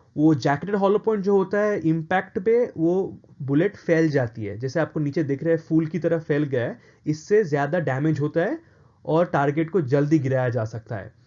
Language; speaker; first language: Hindi; non-native, local second language; Bangla